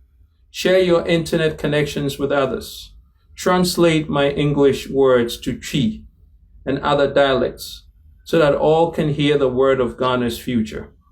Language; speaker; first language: English; non-native, local second language; Akan